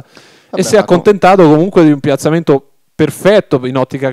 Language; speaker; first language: Italian; native; Italian